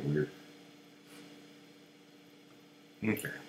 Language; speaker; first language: English; native; English